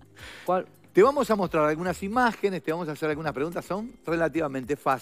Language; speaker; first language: Spanish; native; Spanish